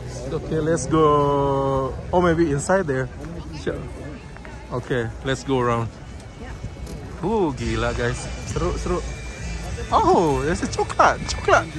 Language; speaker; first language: English; non-native, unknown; Indonesian